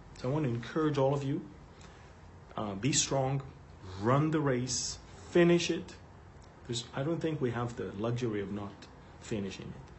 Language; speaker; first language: English; non-native, fluent; Hebrew